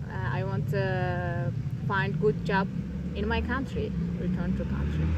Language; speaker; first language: English; non-native, learner; Turkmen